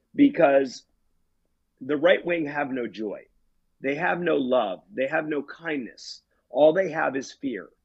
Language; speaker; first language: English; native; English